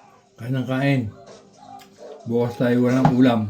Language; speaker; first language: Filipino; native; Filipino